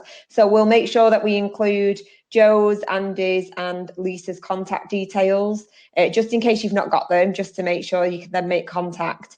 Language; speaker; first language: English; native; English